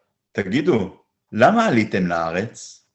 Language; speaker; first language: Hebrew; non-native, fluent; English